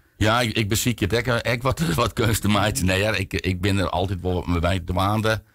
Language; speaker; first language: Dutch; non-native, local second language; Western Frisian